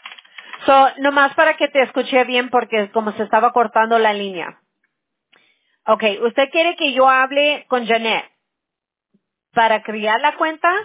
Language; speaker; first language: Spanish; early bilingual, heritage; Spanish